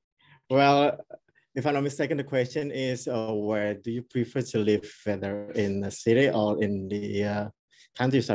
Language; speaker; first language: English; non-native, fluent; Indonesian